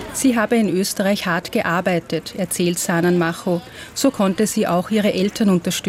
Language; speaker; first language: German; native; German